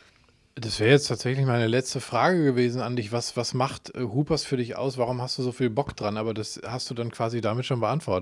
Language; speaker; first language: German; native; German